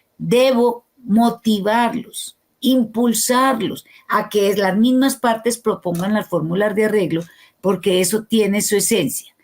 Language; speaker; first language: Spanish; native; Spanish